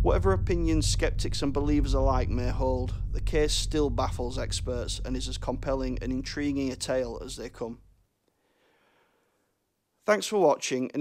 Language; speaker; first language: English; native; English